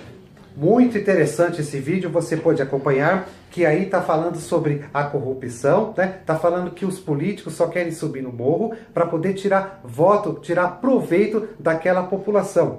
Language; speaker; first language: Portuguese; native; Portuguese